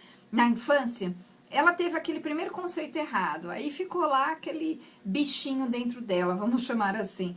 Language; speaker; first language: Portuguese; native; Portuguese